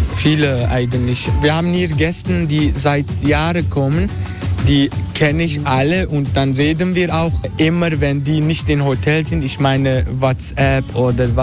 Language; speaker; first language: German; non-native, learner; Turkish